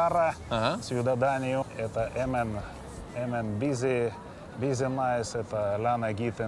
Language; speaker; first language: Basque; non-native, learner; Russian